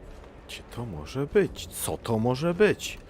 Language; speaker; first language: Polish; native; Polish